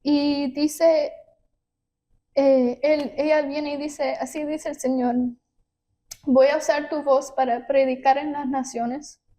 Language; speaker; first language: Spanish; early bilingual, heritage; Spanish